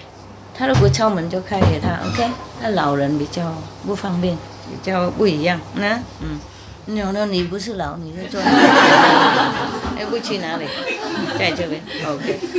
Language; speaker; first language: Chinese; non-native, fluent; Vietnamese